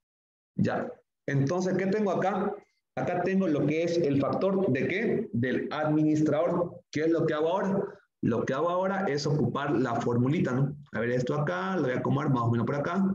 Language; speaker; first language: Spanish; native; Spanish